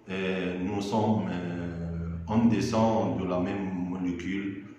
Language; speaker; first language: French; non-native, fluent; Arabic